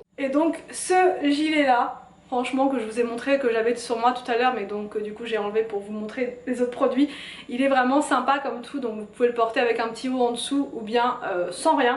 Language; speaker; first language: French; native; French